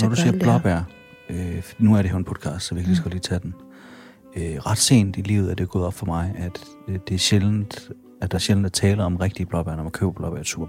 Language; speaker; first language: Danish; native; Danish